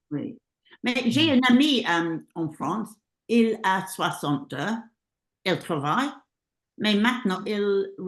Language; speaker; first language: French; non-native, learner; English